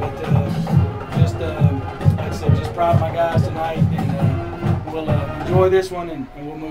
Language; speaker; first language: English; native; English